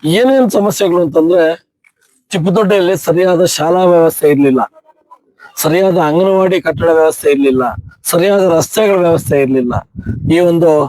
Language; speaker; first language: Kannada; native; Kannada